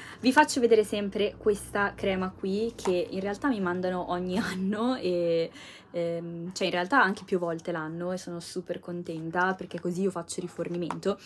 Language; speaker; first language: Italian; native; Italian